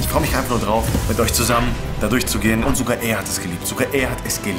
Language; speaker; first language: German; native; German